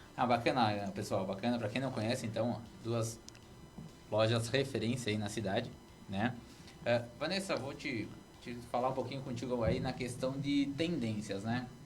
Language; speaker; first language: Portuguese; native; Portuguese